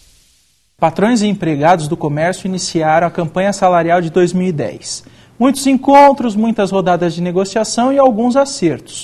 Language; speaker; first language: Portuguese; native; Portuguese